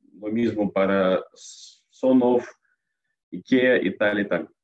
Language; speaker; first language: Spanish; non-native, learner; Russian